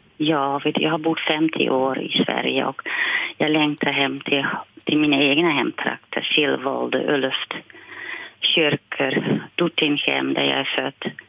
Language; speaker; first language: Swedish; non-native, fluent; Dutch